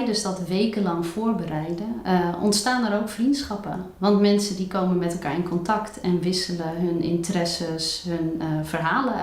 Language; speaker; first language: Dutch; native; Dutch